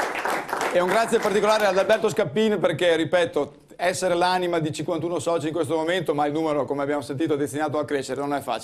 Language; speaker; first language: Italian; native; Italian